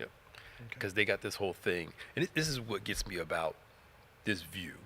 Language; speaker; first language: English; native; English